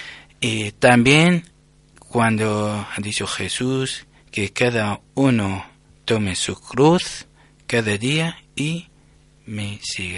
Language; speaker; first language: Spanish; non-native, learner; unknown